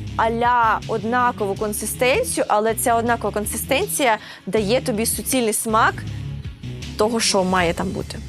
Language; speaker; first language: Ukrainian; native; Ukrainian